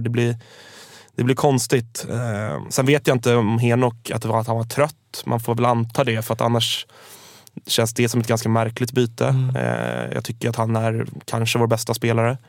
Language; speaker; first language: Swedish; native; Swedish